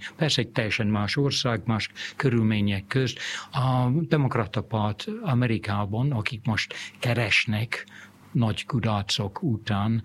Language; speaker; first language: Hungarian; non-native, fluent; English